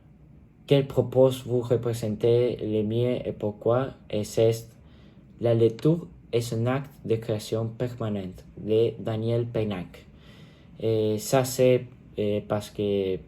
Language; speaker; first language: French; non-native, learner; Spanish